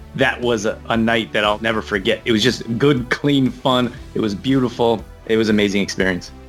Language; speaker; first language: English; native; English